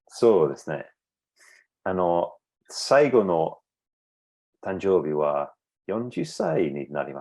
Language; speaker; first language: Japanese; non-native, learner; English